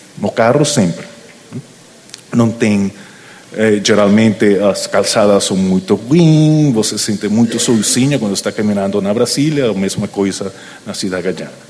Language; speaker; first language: Portuguese; non-native, learner; Spanish